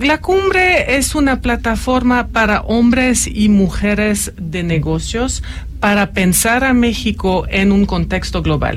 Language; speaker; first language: Spanish; non-native, fluent; French